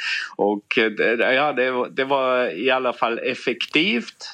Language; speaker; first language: Swedish; non-native, fluent; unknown